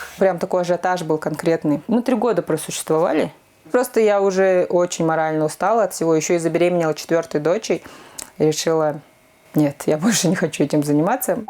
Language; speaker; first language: Russian; native; Russian